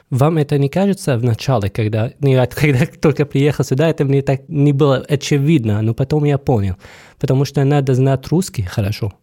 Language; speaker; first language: Russian; non-native, fluent; Arabic